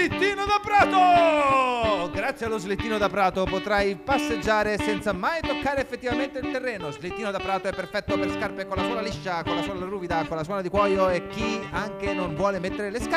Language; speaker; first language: Italian; native; Italian